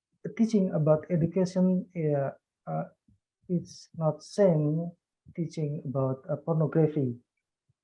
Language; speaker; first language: English; non-native, learner; Indonesian